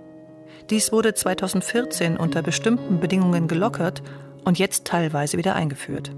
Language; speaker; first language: German; native; German